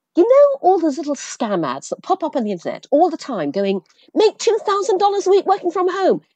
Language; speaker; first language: English; early bilingual, other home language; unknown